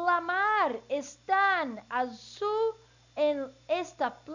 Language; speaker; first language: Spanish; non-native, learner; Portuguese